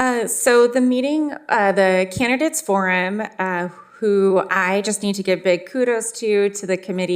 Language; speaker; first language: English; native; English